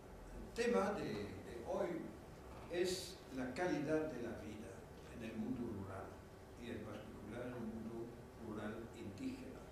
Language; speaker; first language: Spanish; non-native, fluent; French